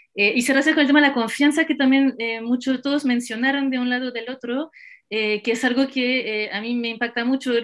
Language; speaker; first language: Spanish; non-native, fluent; French